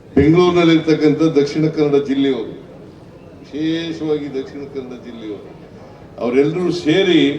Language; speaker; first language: Kannada; native; Kannada